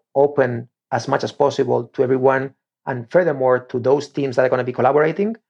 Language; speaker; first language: English; non-native, fluent; Spanish